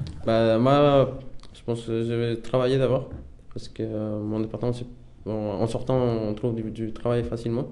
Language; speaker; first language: French; non-native, fluent; Spanish